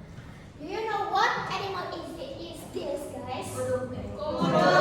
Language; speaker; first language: English; non-native, learner; Indonesian